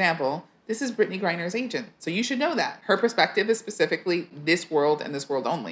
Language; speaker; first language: English; native; English